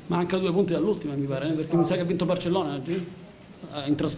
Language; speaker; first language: Italian; native; Italian